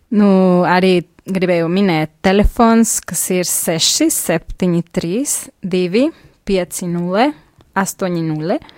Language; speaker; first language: Latvian; non-native, fluent; Spanish